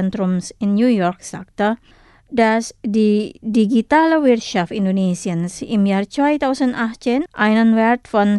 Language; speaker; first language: German; non-native, fluent; Indonesian